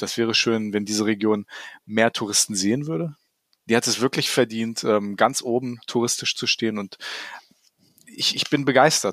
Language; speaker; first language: German; native; German